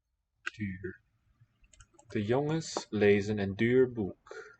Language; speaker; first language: Dutch; non-native, learner; English